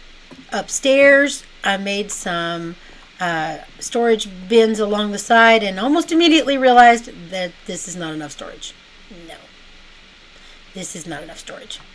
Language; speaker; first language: English; native; English